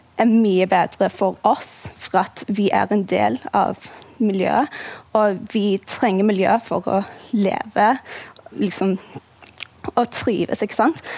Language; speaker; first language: Norwegian; non-native, fluent; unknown